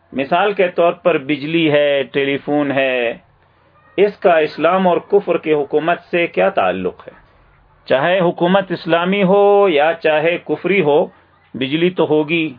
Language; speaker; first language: Urdu; native; Urdu